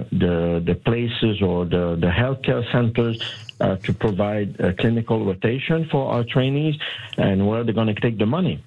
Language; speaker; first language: English; non-native, local second language; French